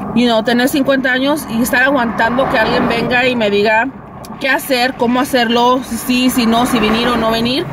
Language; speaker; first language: Spanish; early bilingual, heritage; Spanish